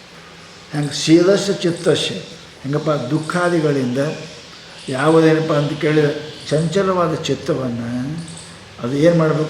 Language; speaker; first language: Kannada; native; Kannada